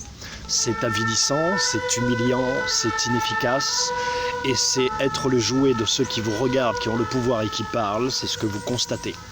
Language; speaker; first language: French; native; French